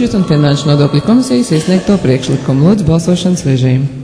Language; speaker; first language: Latvian; native; Latvian